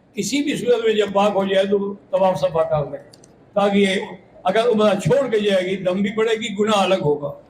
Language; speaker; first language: Urdu; native; Urdu